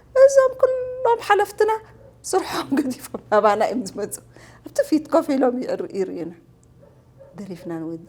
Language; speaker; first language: Tigrinya; non-native, local second language; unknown